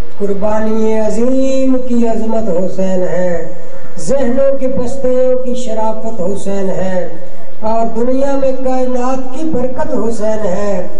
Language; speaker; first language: Urdu; non-native, local second language; Punjabi